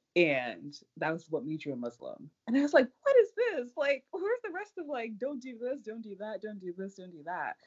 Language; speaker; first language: English; non-native, local second language; Yoruba